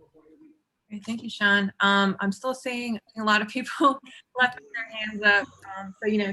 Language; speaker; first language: English; native; English